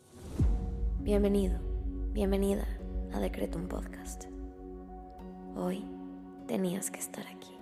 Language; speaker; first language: Spanish; native; Spanish